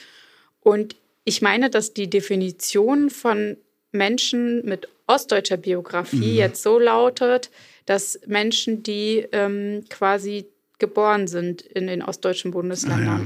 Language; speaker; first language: German; early bilingual, other home language; Arabic